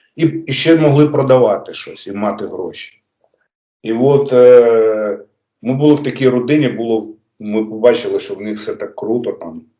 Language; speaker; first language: Ukrainian; native; Ukrainian